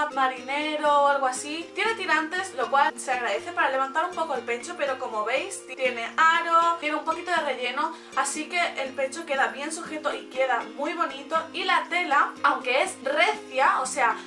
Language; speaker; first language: Spanish; native; Spanish